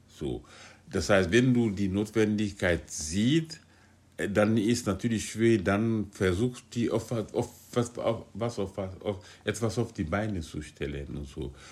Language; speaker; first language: German; non-native, fluent; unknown